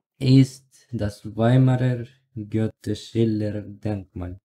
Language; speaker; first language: German; non-native, learner; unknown